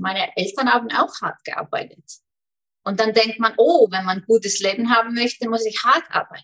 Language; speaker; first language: German; non-native, fluent; Icelandic